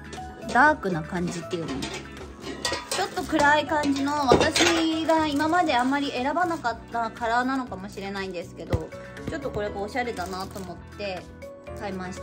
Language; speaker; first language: Japanese; native; Japanese